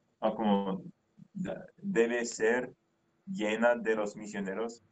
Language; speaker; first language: Spanish; non-native, fluent; English